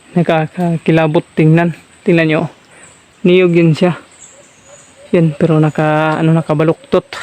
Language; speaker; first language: Filipino; native; Filipino